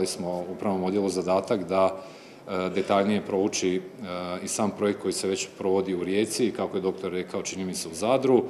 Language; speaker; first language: Croatian; native; Croatian